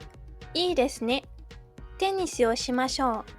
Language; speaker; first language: Japanese; non-native, fluent; French